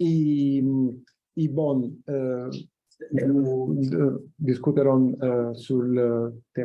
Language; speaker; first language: French; non-native, fluent; Italian